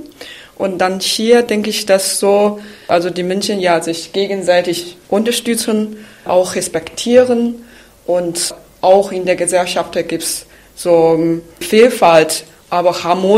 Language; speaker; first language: German; non-native, fluent; Chinese